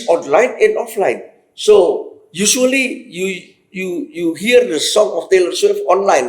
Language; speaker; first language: English; non-native, fluent; Indonesian